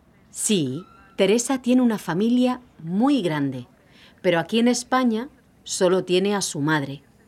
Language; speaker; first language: Spanish; native; Spanish